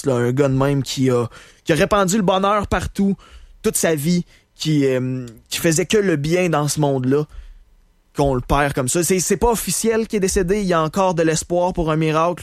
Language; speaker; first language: French; native; French